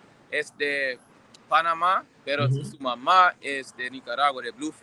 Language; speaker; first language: Spanish; non-native, learner; English